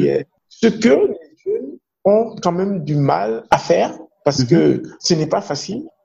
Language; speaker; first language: French; non-native, local second language; Fon